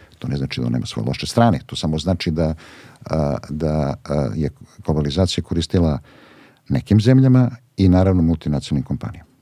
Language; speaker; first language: Serbian; native; Serbian